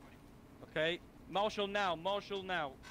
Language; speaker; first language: English; native; English